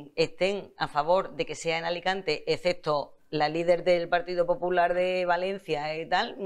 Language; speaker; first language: Spanish; native; Spanish